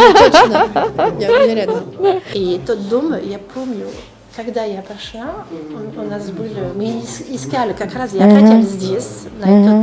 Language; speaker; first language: Russian; non-native, learner; French